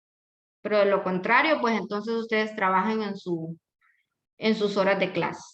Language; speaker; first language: Spanish; native; Spanish